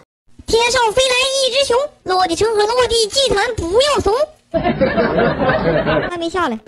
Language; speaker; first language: Chinese; native; Chinese